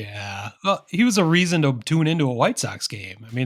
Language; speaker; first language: English; native; English